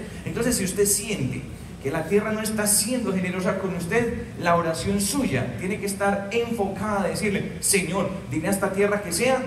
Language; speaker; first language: Spanish; native; Spanish